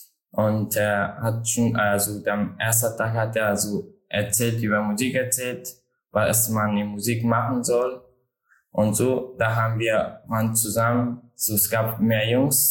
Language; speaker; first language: German; non-native, learner; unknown